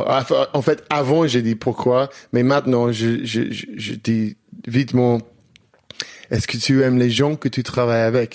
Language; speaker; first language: French; non-native, learner; English